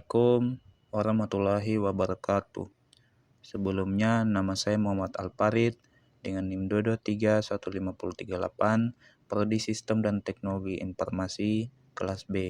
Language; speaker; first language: Indonesian; native; Indonesian